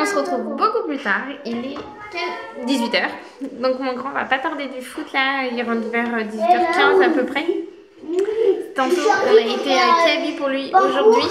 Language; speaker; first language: French; native; French